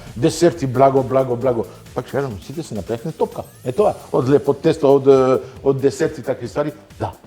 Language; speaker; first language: Macedonian; non-native, fluent; Dutch